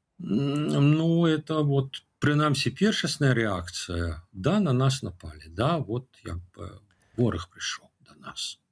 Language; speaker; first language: Belarusian; non-native, local second language; Russian